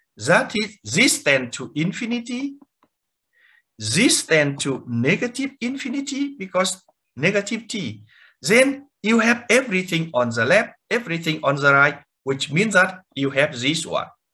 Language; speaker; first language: English; non-native, fluent; Vietnamese